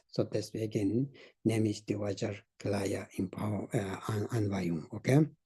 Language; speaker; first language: German; non-native, learner; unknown